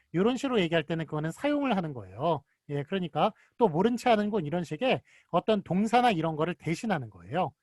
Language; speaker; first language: Korean; native; Korean